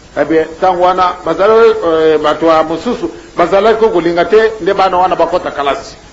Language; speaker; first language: Lingala; non-native, local second language; Kongo